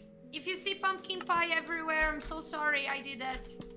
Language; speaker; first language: English; non-native, fluent; Portuguese